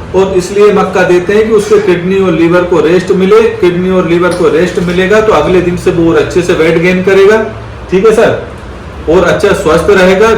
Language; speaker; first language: Hindi; native; Hindi